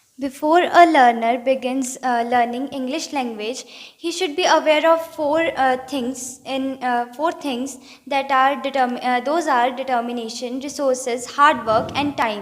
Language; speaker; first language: English; non-native, fluent; Hindi